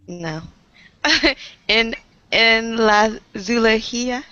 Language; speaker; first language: Spanish; non-native, learner; English